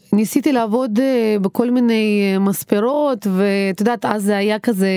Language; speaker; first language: Hebrew; non-native, fluent; Uzbek